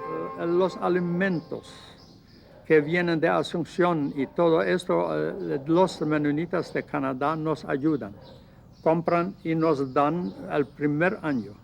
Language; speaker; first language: Spanish; non-native, learner; Plautdietsch